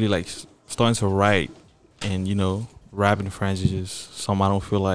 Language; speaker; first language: English; non-native, local second language; French